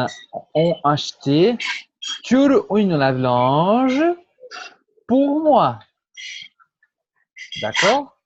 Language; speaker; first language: French; non-native, fluent; Portuguese